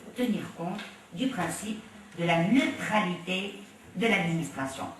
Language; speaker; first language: French; non-native, local second language; Arabic